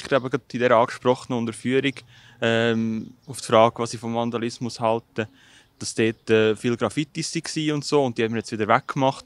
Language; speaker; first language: German; native; German